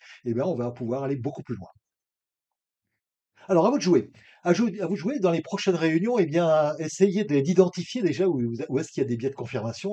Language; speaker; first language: French; native; French